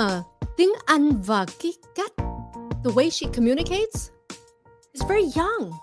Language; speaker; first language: Vietnamese; early bilingual, heritage; Vietnamese